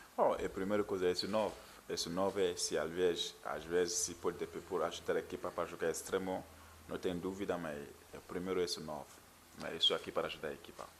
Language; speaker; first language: Portuguese; non-native, learner; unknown